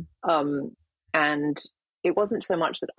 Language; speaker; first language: English; native; English